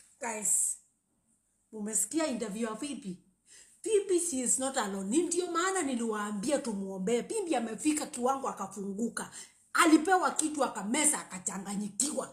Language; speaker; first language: Swahili; native; Swahili